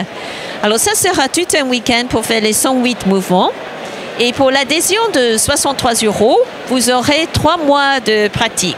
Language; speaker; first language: French; non-native, fluent; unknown